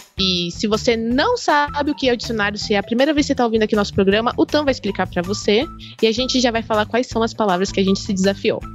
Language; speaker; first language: Portuguese; native; Portuguese